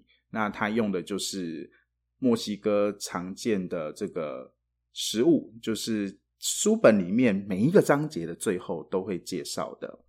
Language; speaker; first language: Chinese; native; Chinese